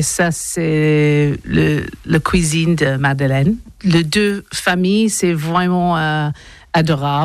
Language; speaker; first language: French; non-native, learner; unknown